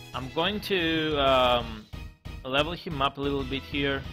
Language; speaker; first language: English; non-native, fluent; Greek